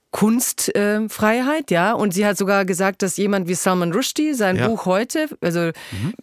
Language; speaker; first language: German; early bilingual, other home language; Croatian